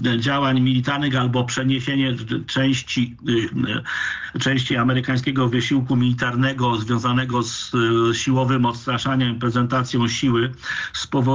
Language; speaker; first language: Polish; native; Polish